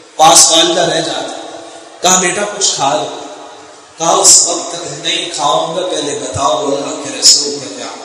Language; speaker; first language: Urdu; native; Urdu